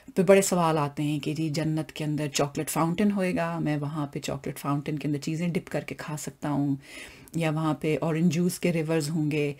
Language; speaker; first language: Urdu; non-native, local second language; Punjabi